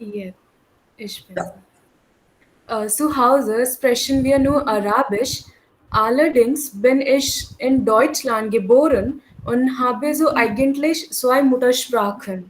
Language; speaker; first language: German; non-native, learner; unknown